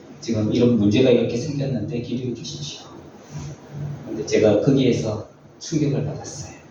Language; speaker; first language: Korean; native; Korean